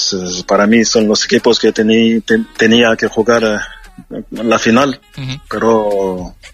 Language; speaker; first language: Spanish; non-native, fluent; French